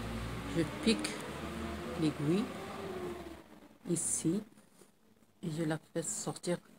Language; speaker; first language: French; non-native, local second language; Arabic